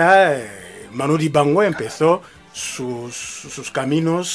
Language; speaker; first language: Spanish; non-native, fluent; Lingala